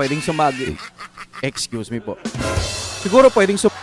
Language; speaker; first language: Filipino; native; Filipino